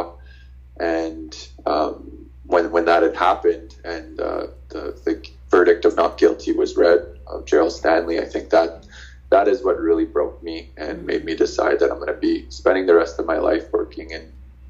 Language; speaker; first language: English; native; English